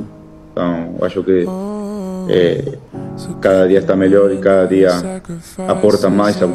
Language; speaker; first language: Portuguese; non-native, fluent; Spanish